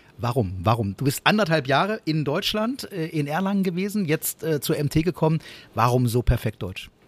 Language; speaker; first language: German; native; German